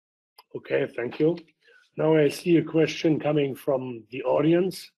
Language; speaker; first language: English; non-native, fluent; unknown